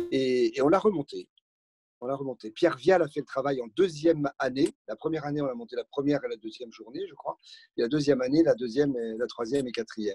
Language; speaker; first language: French; native; French